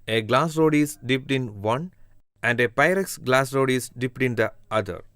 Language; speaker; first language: English; non-native, local second language; Malayalam